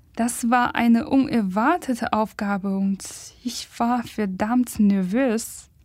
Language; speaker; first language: German; non-native, fluent; Chinese